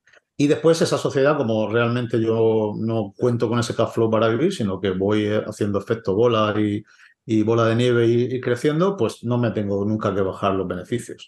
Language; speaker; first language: Spanish; native; Spanish